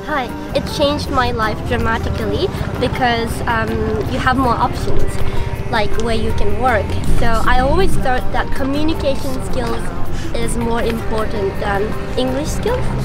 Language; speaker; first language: English; non-native, fluent; Japanese